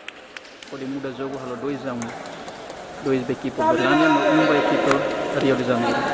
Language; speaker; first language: Portuguese; non-native, local second language; Tetum